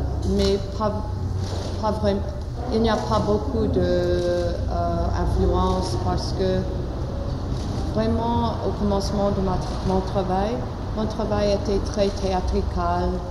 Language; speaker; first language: French; non-native, learner; English